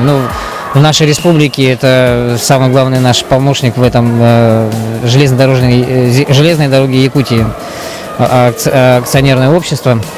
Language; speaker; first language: Russian; native; Russian